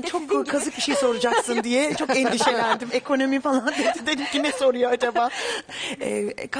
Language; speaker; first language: Turkish; native; Turkish